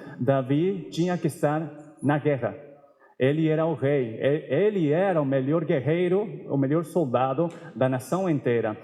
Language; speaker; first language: Portuguese; non-native, fluent; Spanish